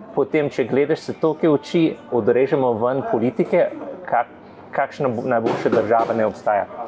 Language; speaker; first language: Slovenian; non-native, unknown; English